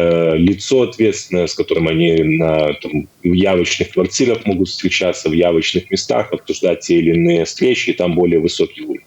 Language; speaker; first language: Russian; native; Russian